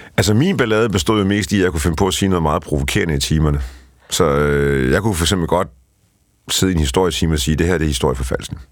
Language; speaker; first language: Danish; early bilingual, other home language; Polish